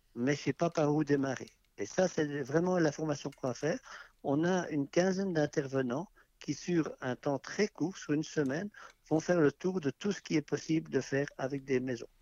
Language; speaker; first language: French; native; French